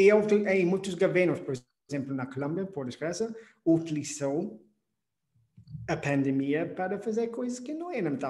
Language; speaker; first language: Portuguese; non-native, fluent; English